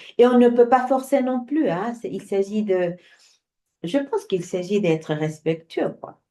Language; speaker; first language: French; non-native, fluent; Spanish